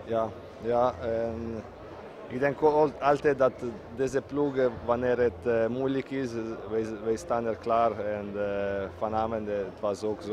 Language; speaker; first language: Dutch; non-native, fluent; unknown